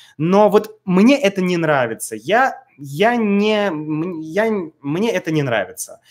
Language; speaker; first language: Russian; native; Russian